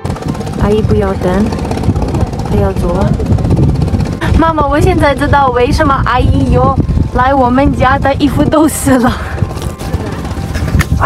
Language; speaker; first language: Chinese; non-native, learner; Ukrainian